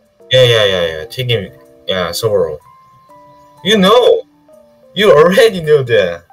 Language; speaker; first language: English; non-native, learner; Korean